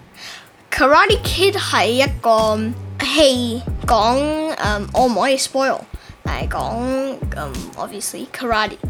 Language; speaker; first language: Cantonese; early bilingual, heritage; Cantonese